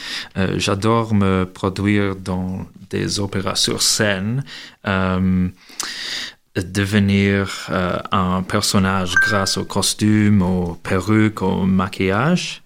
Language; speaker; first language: French; non-native, learner; English